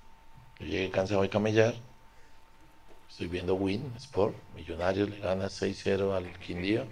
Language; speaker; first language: Spanish; native; Spanish